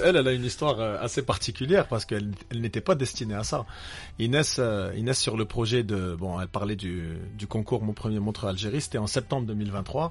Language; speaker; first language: French; non-native, local second language; Arabic